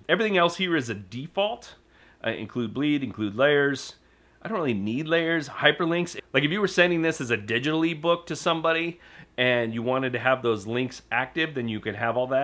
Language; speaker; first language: English; native; English